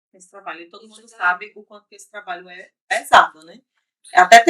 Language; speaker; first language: Portuguese; native; Portuguese